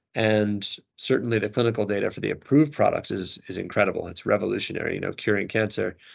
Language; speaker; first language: English; native; English